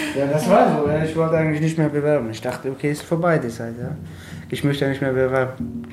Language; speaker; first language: German; non-native, fluent; Persian